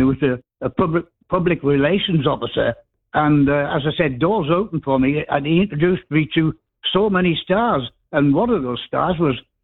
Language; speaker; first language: English; native; English